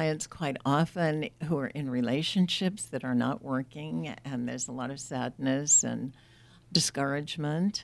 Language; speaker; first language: English; native; English